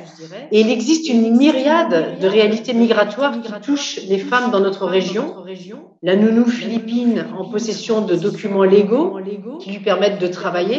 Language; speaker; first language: French; native; French